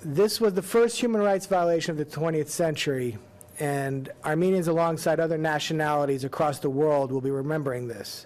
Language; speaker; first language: English; native; English